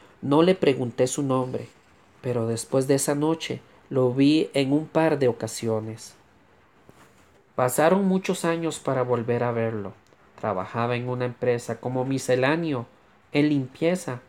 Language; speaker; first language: Spanish; native; Spanish